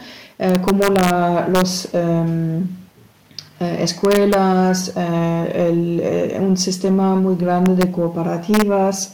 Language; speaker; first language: Spanish; non-native, learner; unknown